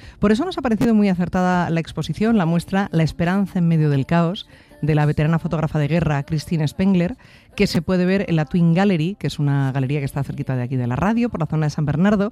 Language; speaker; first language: Spanish; native; Spanish